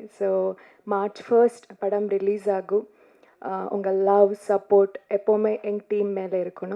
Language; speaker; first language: Tamil; non-native, learner; Kannada